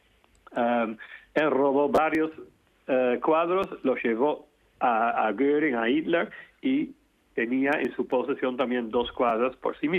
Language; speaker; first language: Spanish; non-native, fluent; Dutch